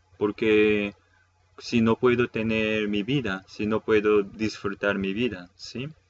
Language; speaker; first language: Spanish; non-native, fluent; Korean